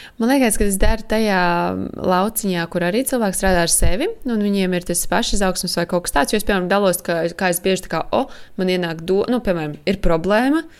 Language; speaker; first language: Latvian; native; Latvian